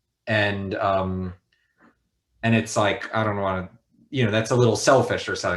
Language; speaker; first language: English; native; English